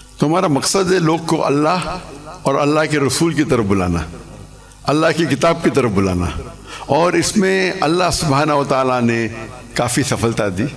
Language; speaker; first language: Urdu; non-native, local second language; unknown